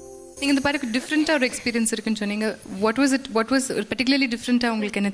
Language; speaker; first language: Tamil; native; Tamil